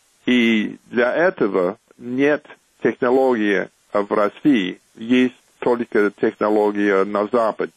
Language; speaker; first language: Russian; non-native, fluent; English